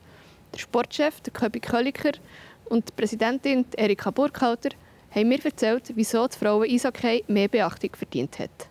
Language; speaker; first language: German; native; German